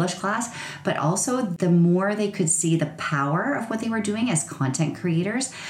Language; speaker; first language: English; native; English